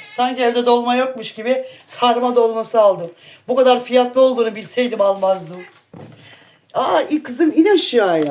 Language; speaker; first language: Turkish; native; Turkish